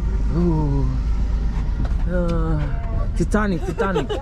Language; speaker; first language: English; non-native, learner; Javanese